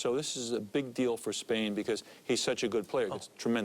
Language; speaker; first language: English; native; English